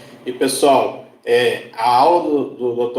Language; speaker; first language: Portuguese; native; Portuguese